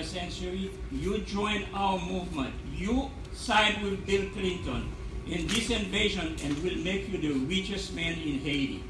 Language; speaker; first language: English; non-native, fluent; Haitian Creole